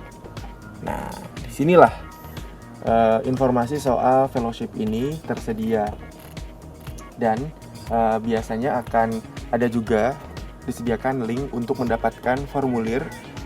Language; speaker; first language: Indonesian; native; Indonesian